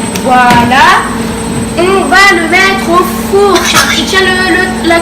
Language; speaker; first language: French; native; French